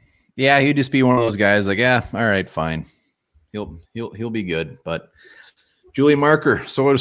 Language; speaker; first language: English; native; English